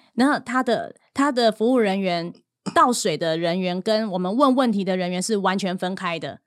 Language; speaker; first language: Chinese; native; Chinese